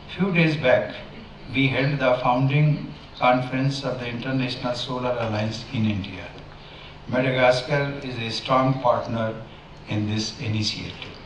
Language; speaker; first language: English; non-native, local second language; Hindi